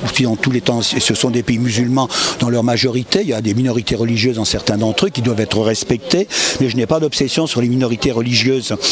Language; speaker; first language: French; native; French